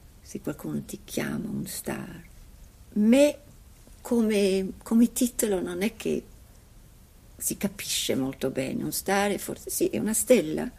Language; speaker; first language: Italian; non-native, fluent; English